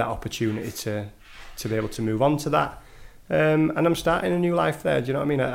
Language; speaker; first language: English; native; English